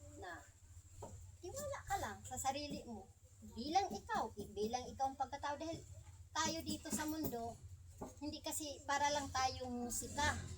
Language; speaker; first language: Filipino; non-native, local second language; Cebuano